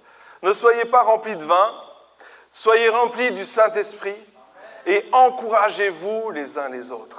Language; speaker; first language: French; native; French